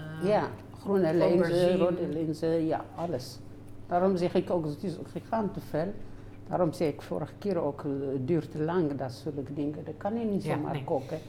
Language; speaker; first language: Dutch; non-native, learner; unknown